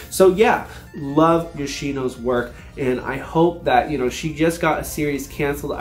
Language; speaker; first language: English; native; English